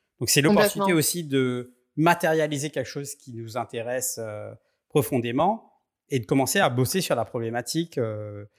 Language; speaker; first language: French; native; French